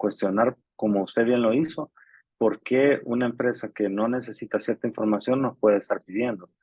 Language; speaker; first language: Spanish; native; Spanish